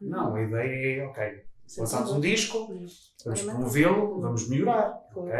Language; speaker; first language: Portuguese; native; Portuguese